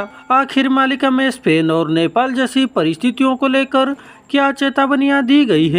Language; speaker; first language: Hindi; non-native, local second language; Odia